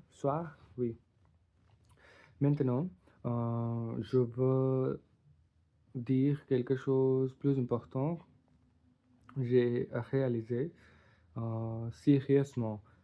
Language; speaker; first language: French; non-native, learner; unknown